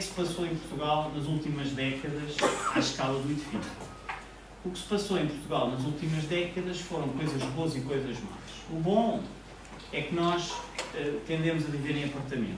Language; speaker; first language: Portuguese; native; Portuguese